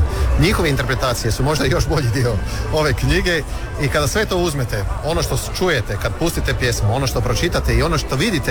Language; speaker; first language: Serbian; native; Serbian